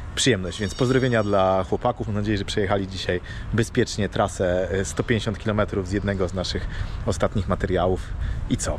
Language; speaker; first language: Polish; native; Polish